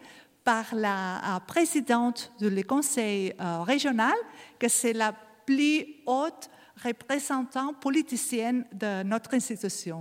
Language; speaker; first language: French; non-native, learner; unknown